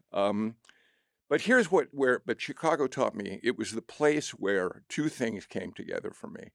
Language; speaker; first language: English; native; English